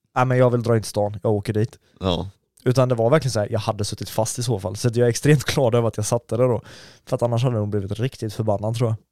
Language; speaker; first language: Swedish; early bilingual, other home language; German